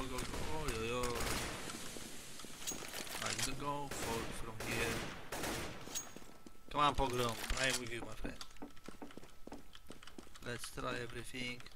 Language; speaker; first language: English; non-native, learner; Polish